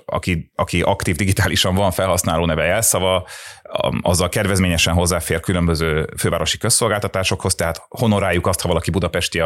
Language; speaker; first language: Hungarian; native; Hungarian